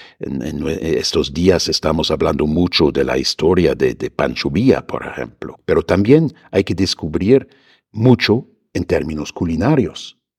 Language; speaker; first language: Spanish; non-native, fluent; German